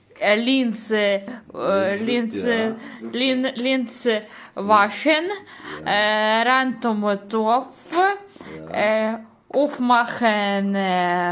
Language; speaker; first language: German; non-native, learner; Ukrainian